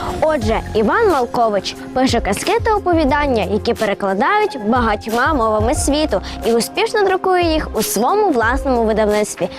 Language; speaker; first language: Ukrainian; native; Ukrainian